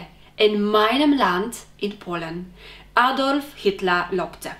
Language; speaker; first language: German; non-native, fluent; Polish